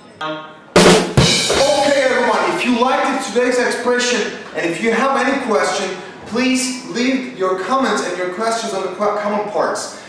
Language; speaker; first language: English; non-native, fluent; Turkish